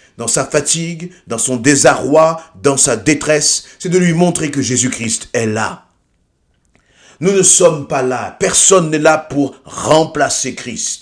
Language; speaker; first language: French; native; French